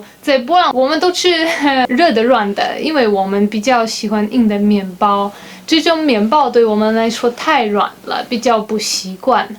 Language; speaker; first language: Chinese; non-native, fluent; Polish